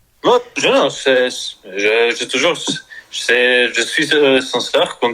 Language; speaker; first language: French; non-native, learner; Spanish